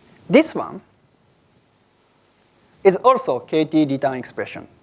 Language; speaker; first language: English; non-native, fluent; Japanese